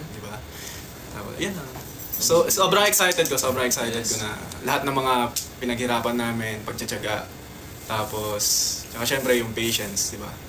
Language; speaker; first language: Filipino; native; Filipino